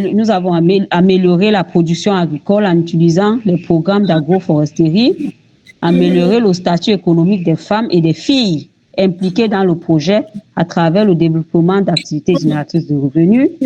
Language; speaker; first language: French; native; French